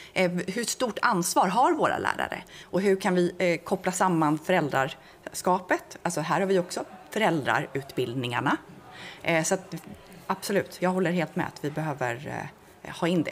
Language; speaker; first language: Swedish; native; Swedish